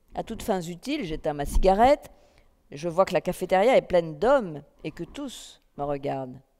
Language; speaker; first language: French; native; French